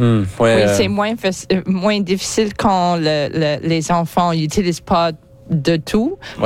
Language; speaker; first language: French; non-native, local second language; English